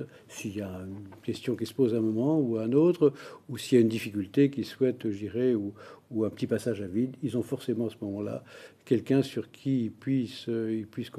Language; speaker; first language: French; native; French